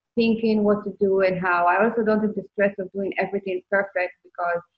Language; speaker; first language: English; non-native, fluent; Hebrew